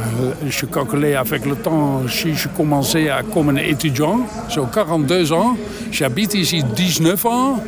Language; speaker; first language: French; non-native, learner; Dutch